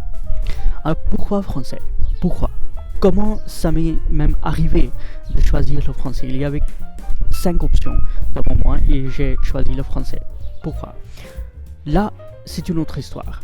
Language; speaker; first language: French; non-native, fluent; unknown